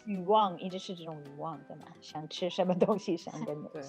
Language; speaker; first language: Chinese; non-native, fluent; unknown